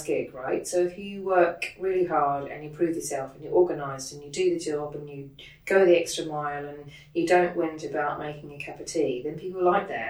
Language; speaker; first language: English; native; English